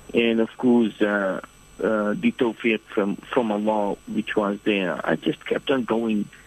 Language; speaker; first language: English; non-native, fluent; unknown